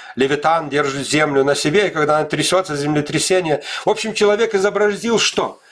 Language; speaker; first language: Russian; non-native, local second language; Lithuanian